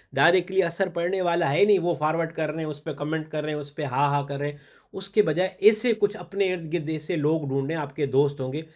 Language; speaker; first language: Urdu; non-native, local second language; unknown